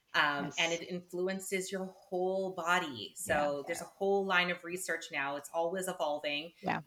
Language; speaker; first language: English; native; English